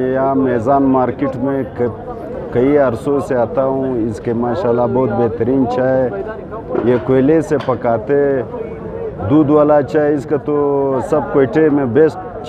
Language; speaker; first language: Hindi; non-native, local second language; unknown